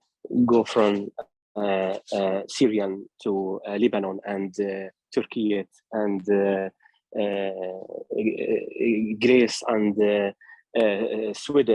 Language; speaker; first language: English; non-native, learner; Arabic